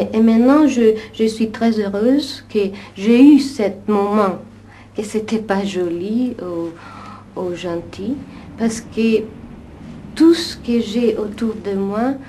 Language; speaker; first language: French; non-native, fluent; Italian